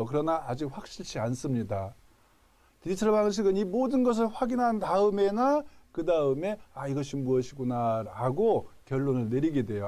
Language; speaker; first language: Korean; native; Korean